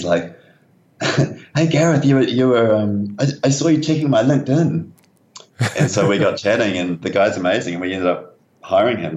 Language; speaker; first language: English; native; English